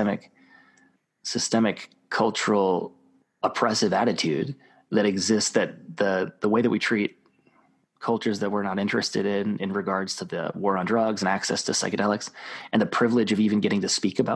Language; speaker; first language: English; native; English